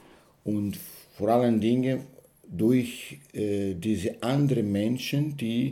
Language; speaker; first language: German; non-native, learner; Portuguese